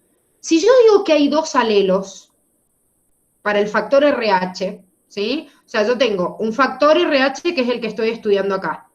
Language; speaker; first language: Spanish; native; Spanish